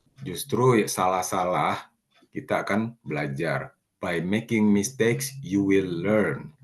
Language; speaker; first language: Indonesian; native; Indonesian